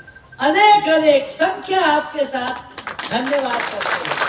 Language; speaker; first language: Hindi; non-native, local second language; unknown